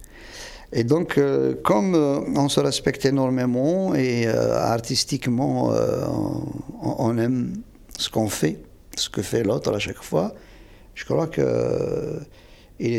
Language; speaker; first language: French; non-native, local second language; Kabyle